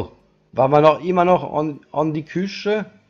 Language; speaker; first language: German; non-native, learner; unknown